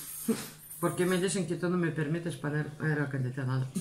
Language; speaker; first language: Spanish; non-native, learner; Russian